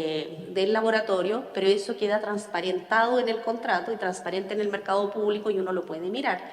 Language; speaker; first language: Spanish; native; Spanish